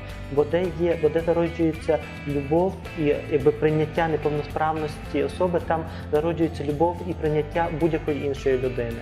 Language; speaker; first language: Ukrainian; native; Ukrainian